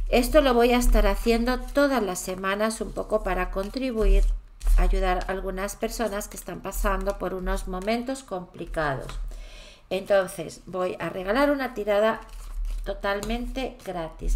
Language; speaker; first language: Spanish; native; Spanish